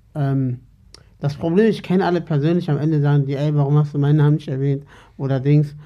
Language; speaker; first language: German; early bilingual, other home language; Turkish